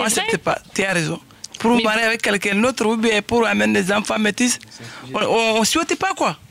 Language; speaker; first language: French; non-native, fluent; Upper Guinea Crioulo